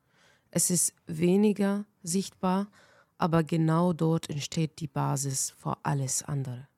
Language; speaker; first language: German; non-native, fluent; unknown